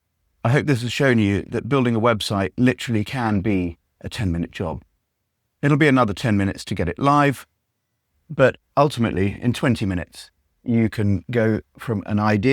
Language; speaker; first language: English; native; English